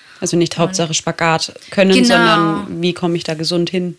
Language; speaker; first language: German; native; German